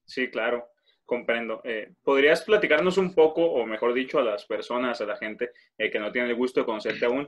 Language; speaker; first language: Spanish; native; Spanish